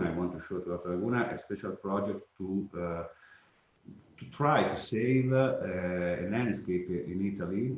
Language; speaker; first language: English; non-native, learner; Italian